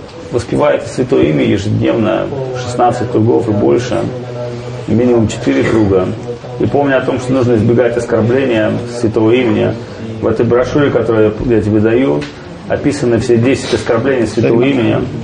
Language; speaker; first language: Russian; native; Russian